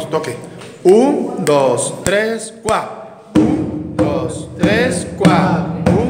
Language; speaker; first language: Spanish; native; Spanish